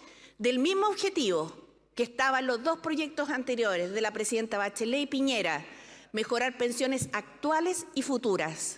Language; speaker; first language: Spanish; native; Spanish